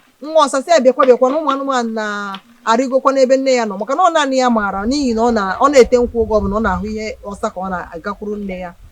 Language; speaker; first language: Igbo; native; Igbo